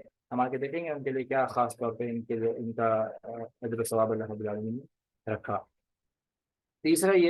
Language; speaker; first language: Urdu; native; Urdu